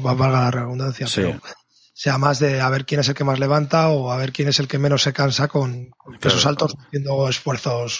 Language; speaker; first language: Spanish; native; Spanish